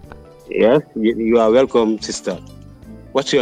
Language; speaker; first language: English; non-native, learner; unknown